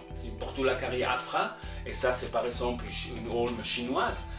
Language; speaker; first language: French; non-native, local second language; German